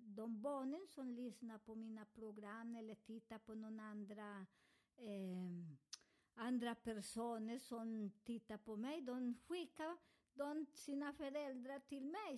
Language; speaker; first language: Swedish; non-native, learner; Spanish